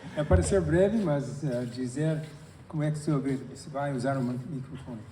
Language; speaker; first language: Portuguese; non-native, fluent; English